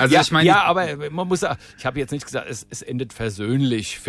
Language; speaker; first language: German; native; German